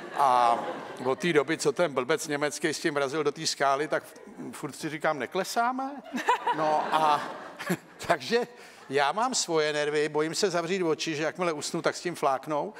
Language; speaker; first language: Czech; native; Czech